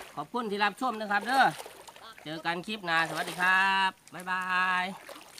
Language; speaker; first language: Thai; native; Thai